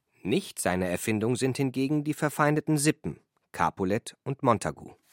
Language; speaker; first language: German; native; German